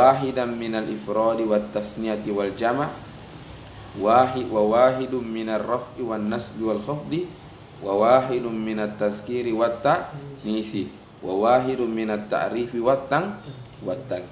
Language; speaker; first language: Arabic; non-native, fluent; Indonesian